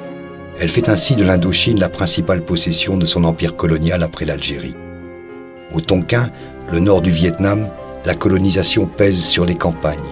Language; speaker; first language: French; native; French